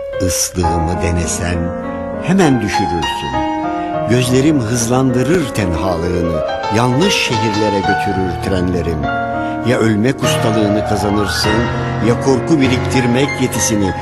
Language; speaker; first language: Turkish; native; Turkish